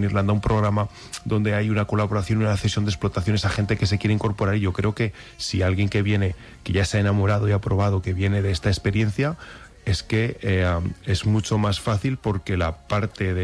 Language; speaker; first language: Spanish; native; Spanish